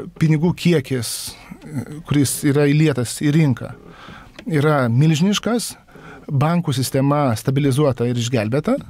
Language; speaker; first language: Lithuanian; native; Lithuanian